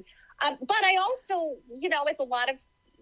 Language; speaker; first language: English; native; English